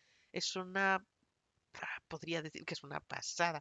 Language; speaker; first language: Spanish; native; Spanish